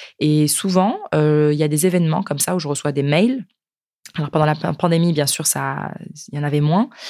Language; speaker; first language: French; native; French